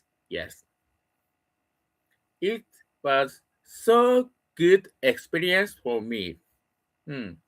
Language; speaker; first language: English; non-native, learner; Japanese